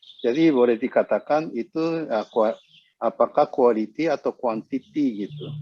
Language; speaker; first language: Indonesian; non-native, fluent; Japanese